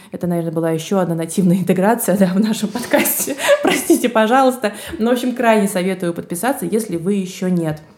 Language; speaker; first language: Russian; native; Russian